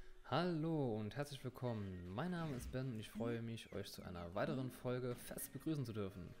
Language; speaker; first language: German; native; German